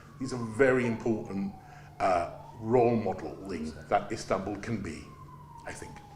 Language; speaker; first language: English; early bilingual, other home language; Turkish